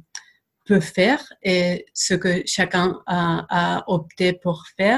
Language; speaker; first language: French; non-native, fluent; Spanish